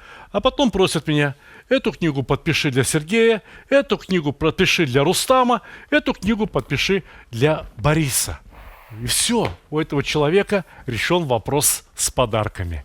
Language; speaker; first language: Russian; native; Russian